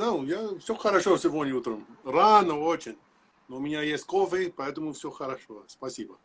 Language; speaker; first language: Russian; non-native, learner; English